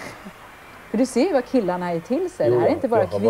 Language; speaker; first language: Swedish; native; Swedish